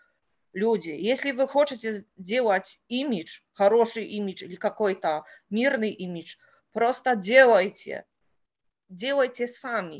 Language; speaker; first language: Russian; non-native, fluent; Polish